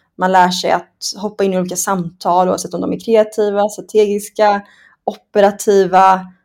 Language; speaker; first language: Swedish; early bilingual, other home language; Persian